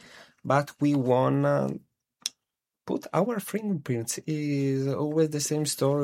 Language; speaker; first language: English; non-native, learner; Italian